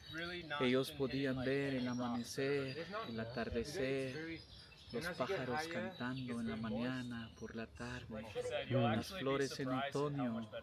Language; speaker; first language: Spanish; non-native, local second language; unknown